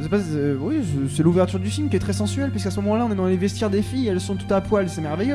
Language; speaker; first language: French; native; French